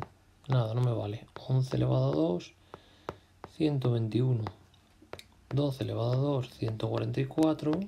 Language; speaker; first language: Spanish; native; Spanish